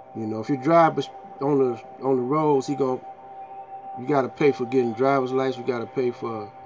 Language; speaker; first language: English; native; English